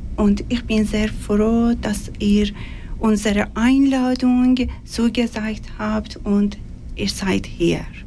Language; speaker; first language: German; non-native, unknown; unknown